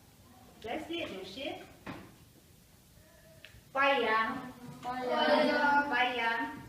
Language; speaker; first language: Russian; non-native, fluent; Mongolian